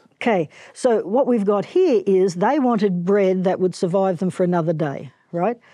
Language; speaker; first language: English; native; English